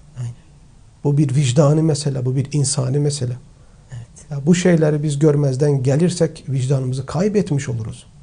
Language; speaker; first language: Turkish; early bilingual, heritage; Turkish